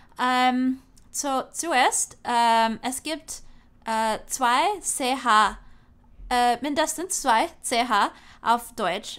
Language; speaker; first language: German; non-native, learner; English